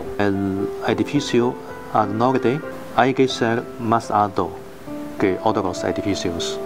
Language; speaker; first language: Spanish; non-native, learner; Chinese